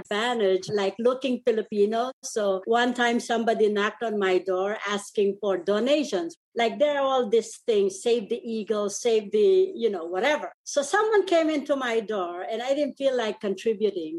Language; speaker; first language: English; non-native, local second language; Pampanga